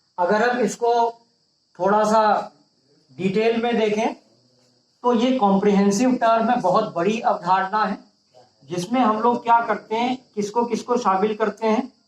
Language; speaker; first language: Hindi; native; Hindi